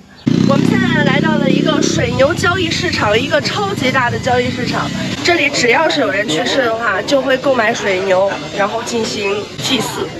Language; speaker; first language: Chinese; native; Chinese